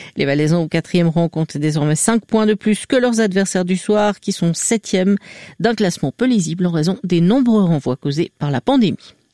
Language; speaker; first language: French; native; French